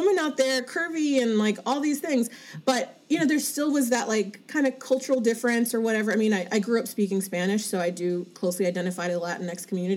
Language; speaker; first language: English; native; English